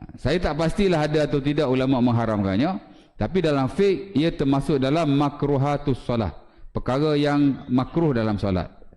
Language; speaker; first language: Malay; native; Malay